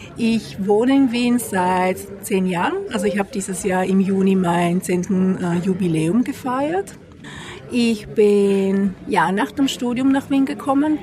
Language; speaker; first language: German; non-native, fluent; Italian